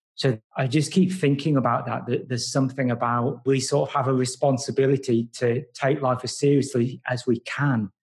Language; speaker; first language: English; native; English